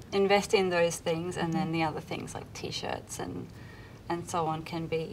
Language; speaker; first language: English; native; English